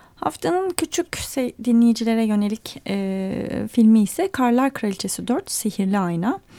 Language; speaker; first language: Turkish; native; Turkish